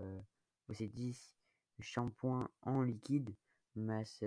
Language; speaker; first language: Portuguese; non-native, learner; French